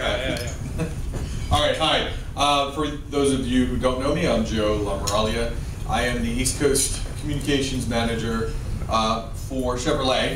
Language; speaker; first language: English; native; English